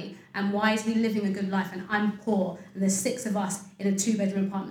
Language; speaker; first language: English; native; English